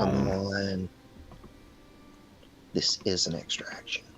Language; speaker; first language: English; native; English